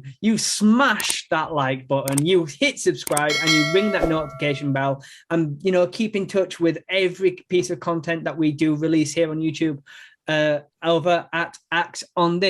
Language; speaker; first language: English; native; English